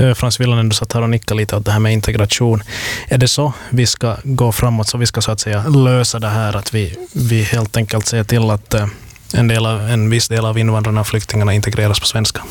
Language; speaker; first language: Swedish; native; Swedish